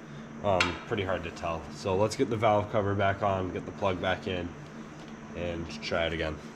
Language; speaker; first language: English; native; English